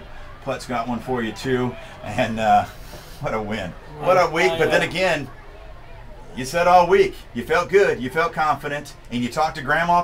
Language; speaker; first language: English; native; English